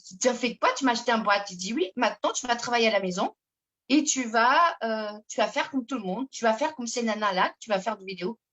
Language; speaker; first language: French; non-native, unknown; Portuguese